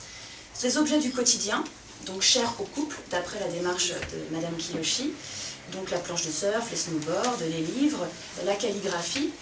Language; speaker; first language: French; native; French